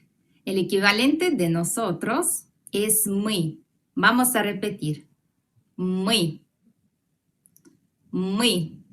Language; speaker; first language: Spanish; non-native, fluent; Russian